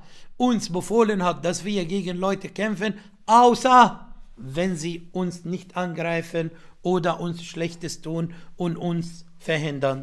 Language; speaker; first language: German; non-native, fluent; Arabic